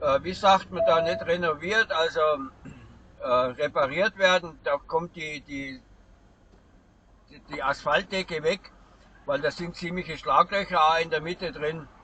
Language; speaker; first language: German; native; German